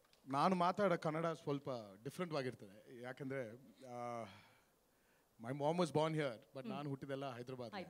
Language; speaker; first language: Kannada; early bilingual, heritage; Telugu